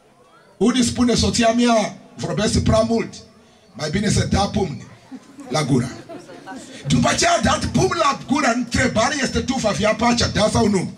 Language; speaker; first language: Romanian; non-native, learner; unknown